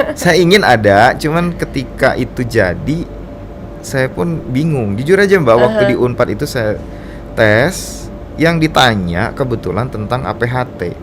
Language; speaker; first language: Indonesian; native; Indonesian